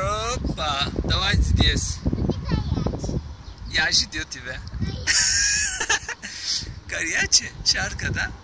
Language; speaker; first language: Russian; non-native, learner; Turkish